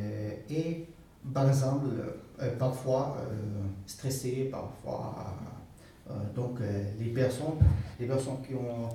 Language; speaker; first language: French; non-native, fluent; Arabic